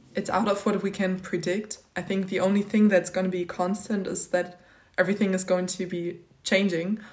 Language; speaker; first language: English; non-native, fluent; German